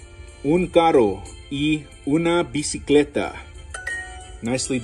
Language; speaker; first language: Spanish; non-native, learner; English